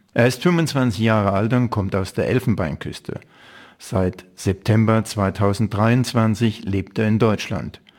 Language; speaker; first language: German; native; German